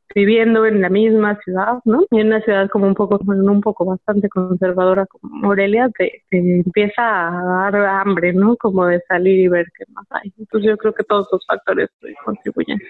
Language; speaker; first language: Spanish; native; Spanish